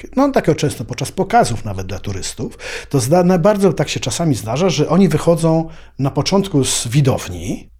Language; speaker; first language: Polish; native; Polish